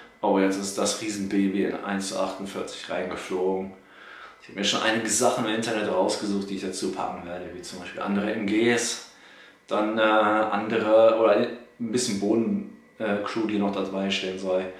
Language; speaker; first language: German; native; German